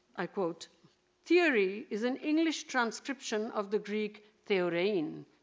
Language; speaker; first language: English; non-native, local second language; Bangla